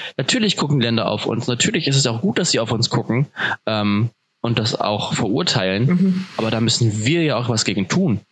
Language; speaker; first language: German; native; German